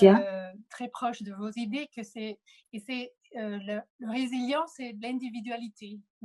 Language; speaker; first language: French; non-native, fluent; Spanish